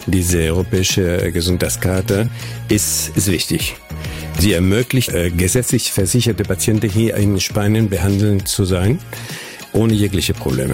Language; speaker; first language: German; non-native, fluent; Spanish